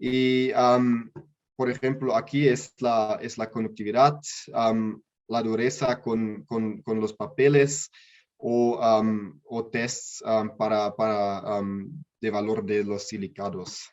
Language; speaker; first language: Spanish; non-native, learner; German